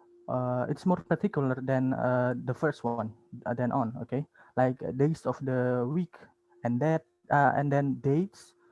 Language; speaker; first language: English; non-native, learner; Indonesian